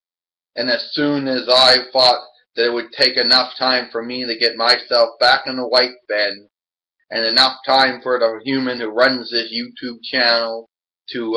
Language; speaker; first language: English; native; English